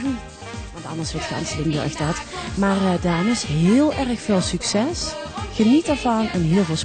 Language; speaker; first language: Dutch; native; Dutch